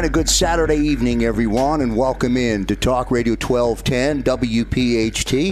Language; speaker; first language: English; native; English